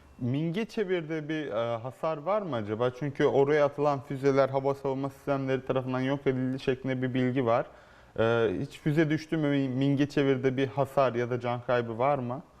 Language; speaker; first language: Turkish; native; Turkish